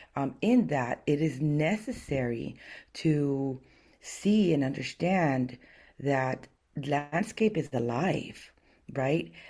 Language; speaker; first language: English; early bilingual, other home language; Spanish